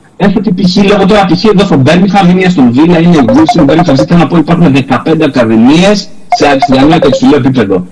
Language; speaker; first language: Greek; native; Greek